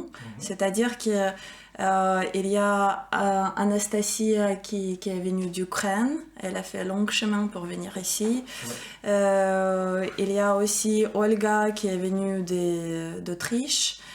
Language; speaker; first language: French; non-native, fluent; Ukrainian